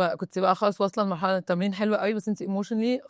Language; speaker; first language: Arabic; native; Arabic